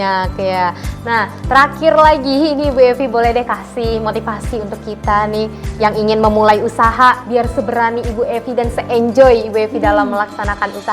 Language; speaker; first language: Indonesian; native; Indonesian